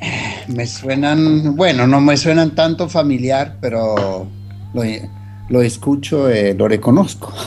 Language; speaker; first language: Spanish; non-native, fluent; Italian